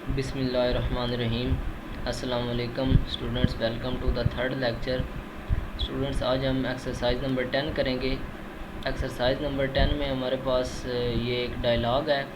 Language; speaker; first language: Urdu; native; Urdu